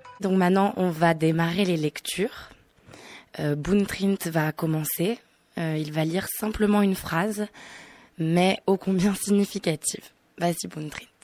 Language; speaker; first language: French; native; French